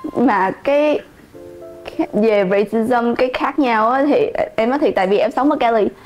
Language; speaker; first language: Vietnamese; early bilingual, heritage; Vietnamese